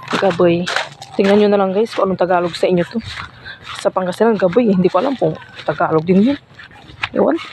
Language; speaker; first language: Filipino; non-native, local second language; Pangasinan